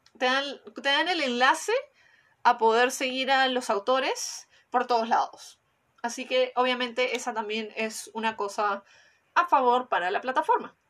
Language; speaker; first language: Spanish; native; Spanish